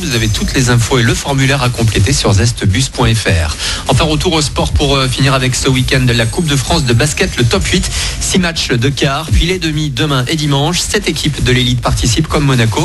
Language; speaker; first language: French; native; French